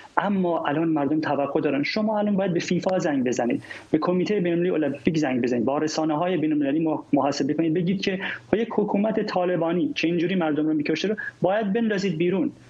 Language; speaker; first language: Persian; non-native, local second language; Kurdish